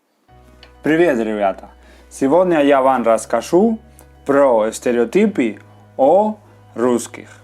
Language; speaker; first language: Russian; non-native, learner; Spanish